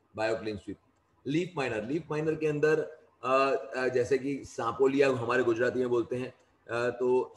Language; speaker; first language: Hindi; non-native, local second language; Gujarati